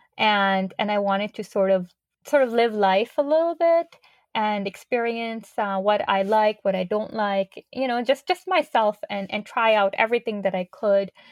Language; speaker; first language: English; non-native, local second language; Urdu